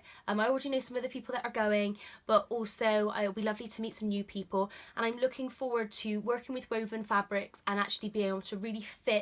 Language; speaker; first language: English; native; English